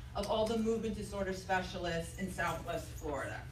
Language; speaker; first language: English; native; English